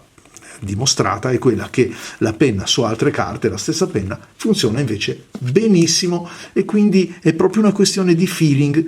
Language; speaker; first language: Italian; native; Italian